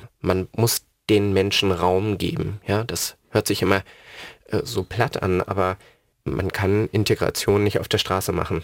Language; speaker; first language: German; native; German